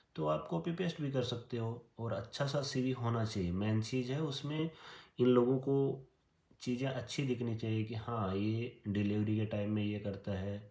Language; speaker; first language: Hindi; native; Hindi